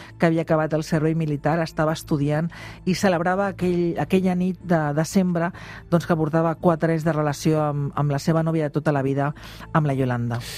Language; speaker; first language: Catalan; non-native, local second language; Spanish